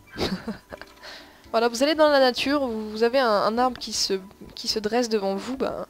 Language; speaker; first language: French; native; French